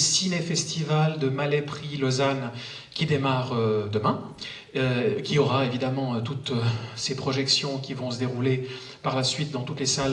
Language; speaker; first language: French; native; French